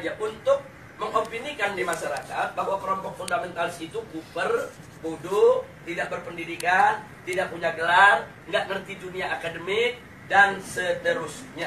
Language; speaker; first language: Indonesian; native; Indonesian